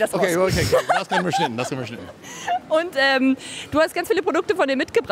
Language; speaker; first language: German; native; German